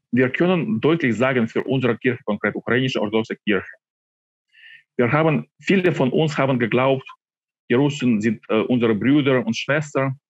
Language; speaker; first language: German; non-native, fluent; Ukrainian